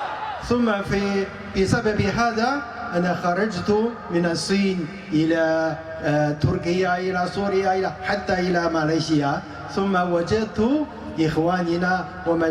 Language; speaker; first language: Arabic; non-native, fluent; Chinese